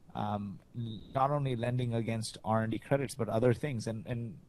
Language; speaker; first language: English; early bilingual, other home language; Arabic